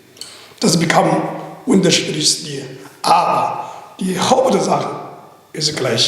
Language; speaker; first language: German; non-native, learner; Chinese